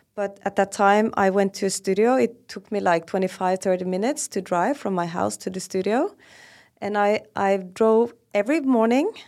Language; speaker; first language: English; non-native, fluent; Norwegian